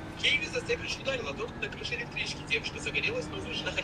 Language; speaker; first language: Russian; native; Russian